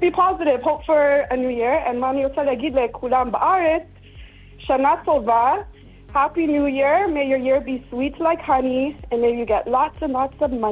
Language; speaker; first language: Hebrew; non-native, learner; English